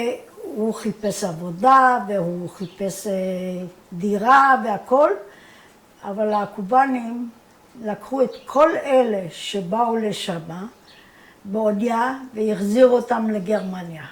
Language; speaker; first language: Hebrew; non-native, fluent; German